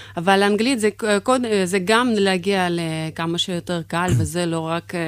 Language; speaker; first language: Hebrew; non-native, fluent; Russian